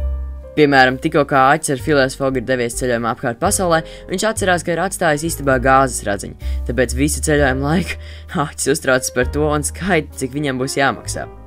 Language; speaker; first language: Latvian; native; Latvian